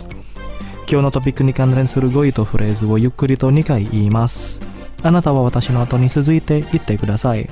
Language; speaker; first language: Japanese; non-native, fluent; Indonesian